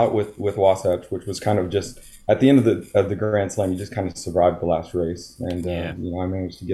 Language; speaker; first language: English; native; English